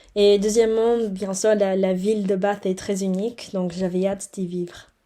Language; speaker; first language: French; non-native, fluent; English